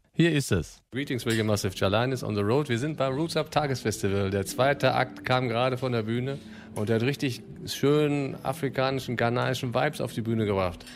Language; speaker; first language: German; native; German